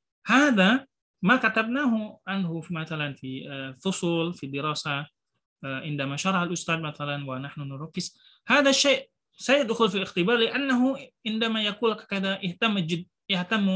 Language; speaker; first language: Arabic; non-native, fluent; Indonesian